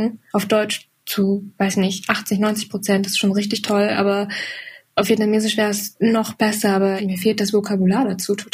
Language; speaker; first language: German; native; German